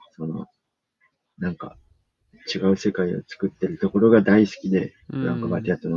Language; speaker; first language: Japanese; native; Japanese